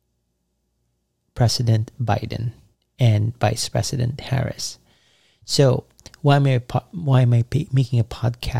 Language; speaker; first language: English; non-native, local second language; Filipino